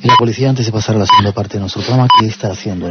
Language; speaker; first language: Spanish; native; Spanish